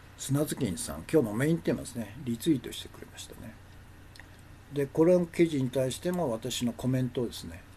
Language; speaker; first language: Japanese; native; Japanese